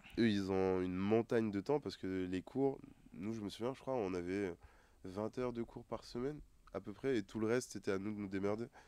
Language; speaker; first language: French; non-native, local second language; Wolof